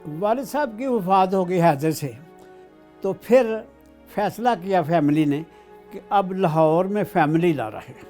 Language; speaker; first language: Urdu; non-native, local second language; Punjabi